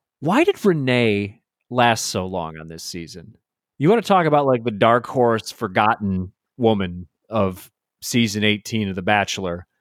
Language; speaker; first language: English; native; English